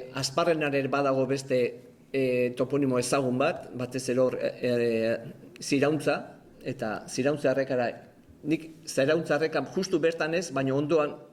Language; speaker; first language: Basque; native; Basque